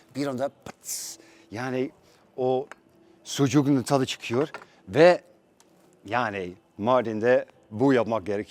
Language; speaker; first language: Turkish; non-native, fluent; Dutch